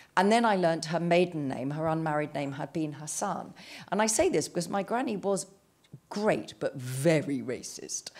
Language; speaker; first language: English; native; English